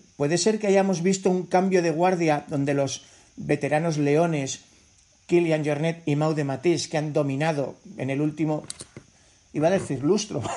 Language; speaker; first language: Spanish; native; Spanish